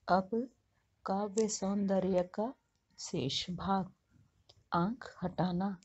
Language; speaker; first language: Hindi; native; Hindi